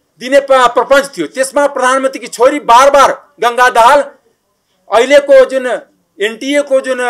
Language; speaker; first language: Nepali; non-native, local second language; Maithili